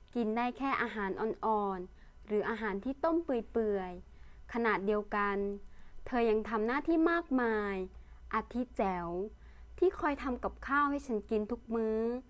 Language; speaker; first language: Thai; early bilingual, other home language; Lao